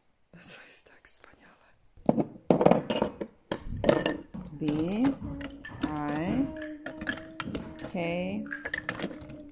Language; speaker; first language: Polish; non-native, learner; English